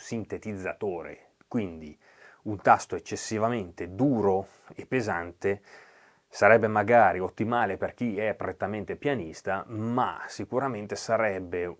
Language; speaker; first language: Italian; native; Italian